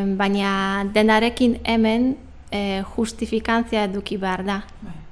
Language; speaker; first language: Basque; non-native, learner; Polish